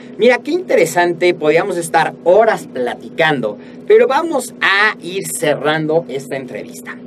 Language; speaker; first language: Spanish; native; Spanish